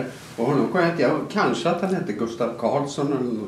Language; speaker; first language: Swedish; native; Swedish